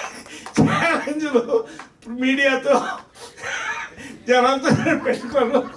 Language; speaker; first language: Telugu; native; Telugu